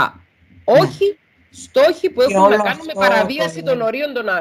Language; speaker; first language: Greek; native; Greek